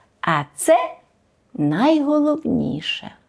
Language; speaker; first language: Ukrainian; native; Ukrainian